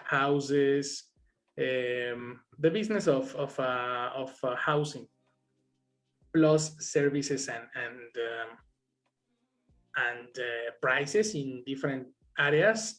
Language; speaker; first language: English; non-native, fluent; Spanish